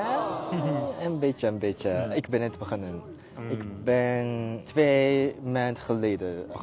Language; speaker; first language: Dutch; non-native, learner; Japanese